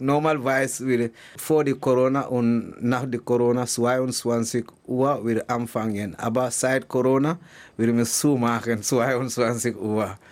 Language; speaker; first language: German; non-native, learner; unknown